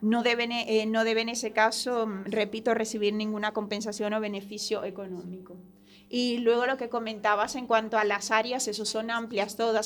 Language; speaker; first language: Spanish; native; Spanish